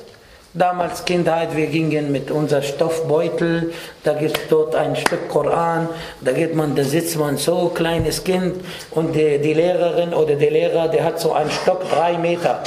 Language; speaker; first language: German; non-native, fluent; Arabic